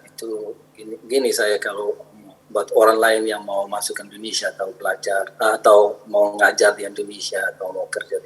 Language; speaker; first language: Indonesian; non-native, fluent; Arabic